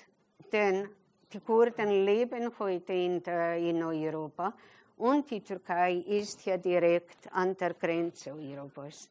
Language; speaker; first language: German; non-native, fluent; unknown